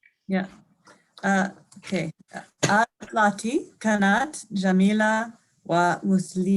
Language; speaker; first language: Arabic; non-native, learner; English